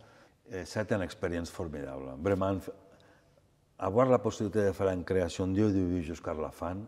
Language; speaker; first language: French; non-native, fluent; Catalan